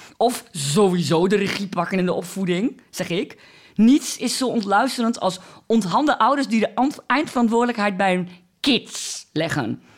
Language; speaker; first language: Dutch; native; Dutch